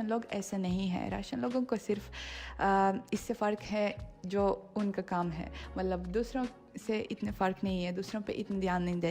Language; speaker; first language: Hindi; non-native, fluent; Russian